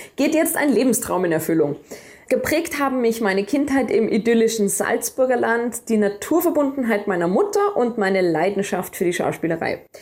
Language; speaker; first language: German; native; German